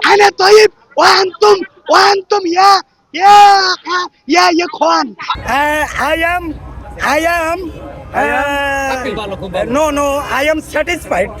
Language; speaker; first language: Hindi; non-native, learner; Bangla